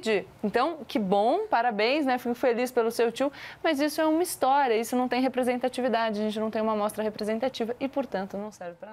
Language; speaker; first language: Portuguese; native; Portuguese